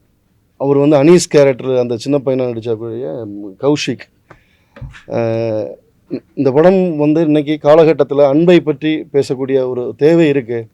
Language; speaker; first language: Tamil; native; Tamil